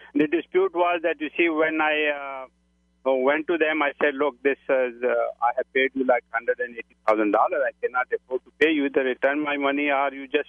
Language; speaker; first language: English; non-native, local second language; Urdu